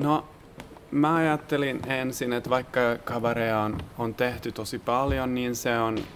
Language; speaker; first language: Finnish; non-native, fluent; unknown